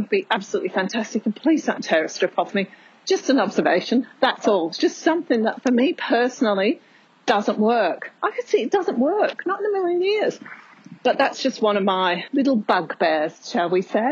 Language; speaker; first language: English; native; English